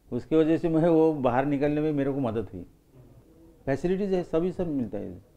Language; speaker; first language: Hindi; non-native, local second language; Marathi